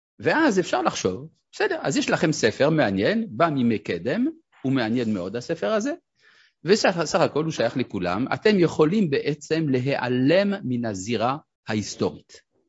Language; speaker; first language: Hebrew; non-native, fluent; French